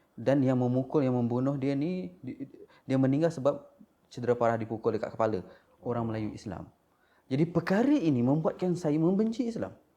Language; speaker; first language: Malay; non-native, local second language; Iban